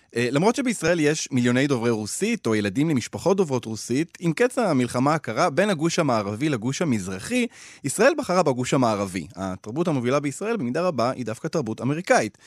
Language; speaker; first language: Hebrew; native; Hebrew